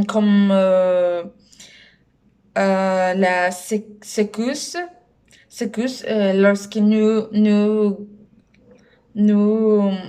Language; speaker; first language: French; non-native, learner; Spanish